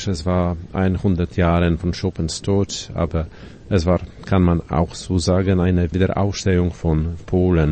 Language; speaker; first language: German; non-native, fluent; Polish